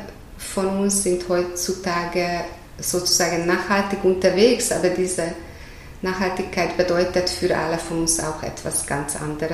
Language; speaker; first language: German; non-native, fluent; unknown